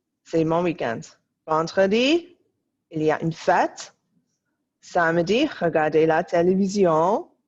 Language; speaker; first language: French; non-native, fluent; English